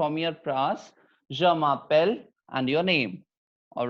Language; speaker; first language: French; non-native, fluent; Hindi